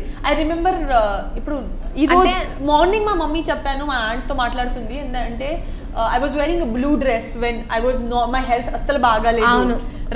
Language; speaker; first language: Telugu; non-native, learner; Gujarati